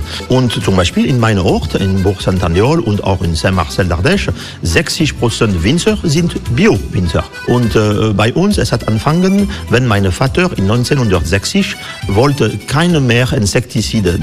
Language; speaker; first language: German; non-native, learner; French